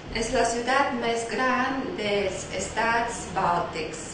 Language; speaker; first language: Catalan; non-native, learner; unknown